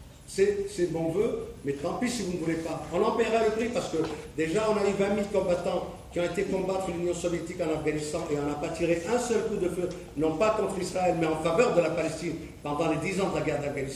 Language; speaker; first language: French; native; French